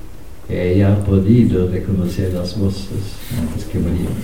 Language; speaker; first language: Spanish; non-native, fluent; Norwegian